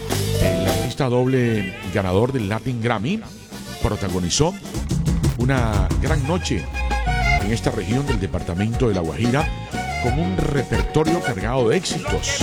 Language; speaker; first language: Spanish; native; Spanish